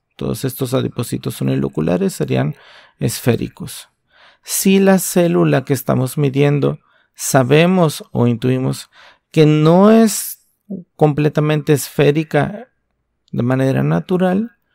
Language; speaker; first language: Spanish; native; Spanish